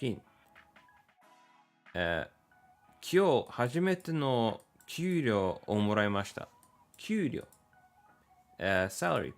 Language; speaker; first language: Japanese; non-native, learner; English